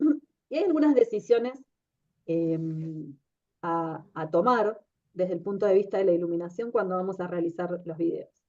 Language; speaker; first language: Spanish; native; Spanish